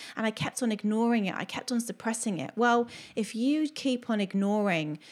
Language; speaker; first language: English; native; English